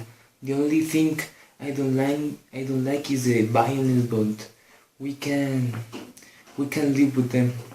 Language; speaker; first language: English; non-native, learner; Spanish